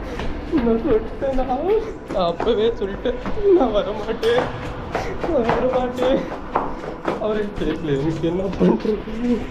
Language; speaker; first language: Tamil; non-native, local second language; Kannada